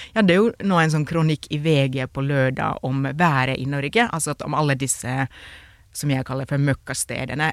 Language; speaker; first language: Norwegian; non-native, fluent; Finnish